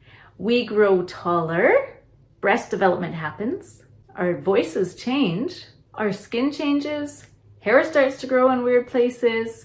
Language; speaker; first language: English; native; English